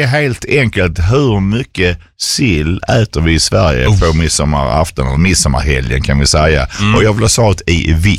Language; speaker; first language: Swedish; native; Swedish